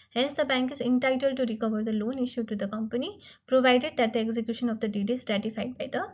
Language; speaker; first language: English; non-native, local second language; Nepali